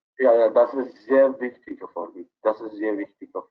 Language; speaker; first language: German; non-native, learner; Arabic